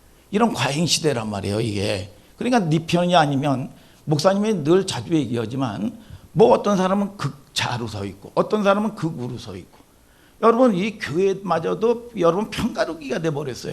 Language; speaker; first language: Korean; native; Korean